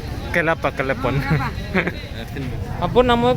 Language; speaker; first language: Indonesian; native; Indonesian